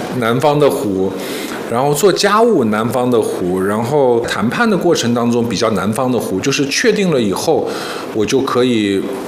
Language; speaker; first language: Chinese; native; Chinese